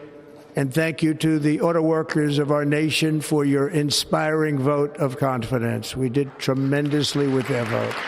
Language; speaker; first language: English; native; English